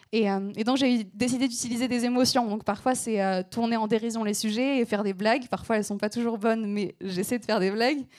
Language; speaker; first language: French; native; French